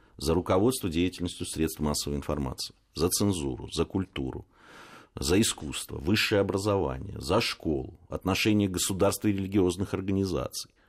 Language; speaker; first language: Russian; native; Russian